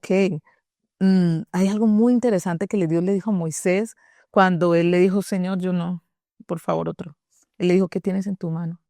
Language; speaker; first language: Spanish; native; Spanish